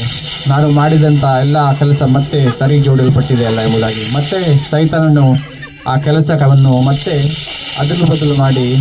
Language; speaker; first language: Kannada; native; Kannada